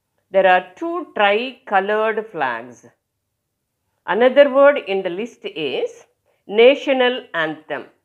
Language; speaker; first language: English; non-native, local second language; Tamil